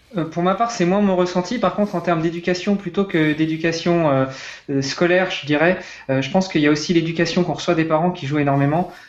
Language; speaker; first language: French; native; French